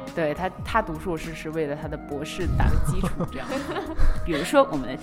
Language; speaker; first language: Chinese; native; Chinese